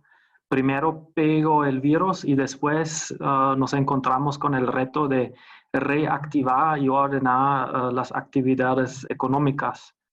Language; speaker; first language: Spanish; non-native, fluent; German